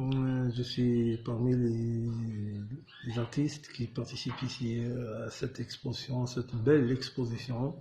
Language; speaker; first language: French; non-native, local second language; Arabic